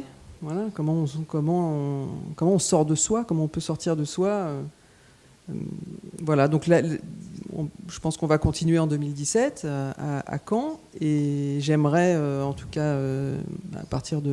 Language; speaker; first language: French; native; French